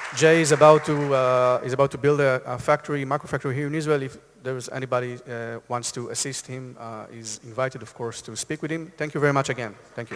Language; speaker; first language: English; non-native, fluent; Hebrew